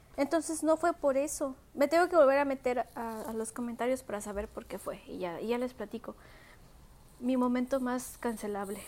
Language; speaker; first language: Spanish; early bilingual, heritage; Spanish